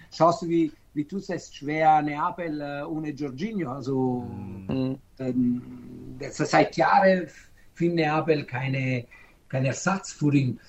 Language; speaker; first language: German; non-native, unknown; Italian